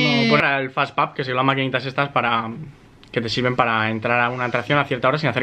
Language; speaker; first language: Spanish; native; Spanish